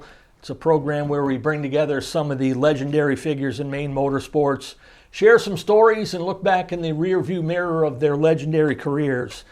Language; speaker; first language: English; native; English